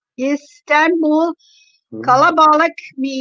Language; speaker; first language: Turkish; non-native, learner; English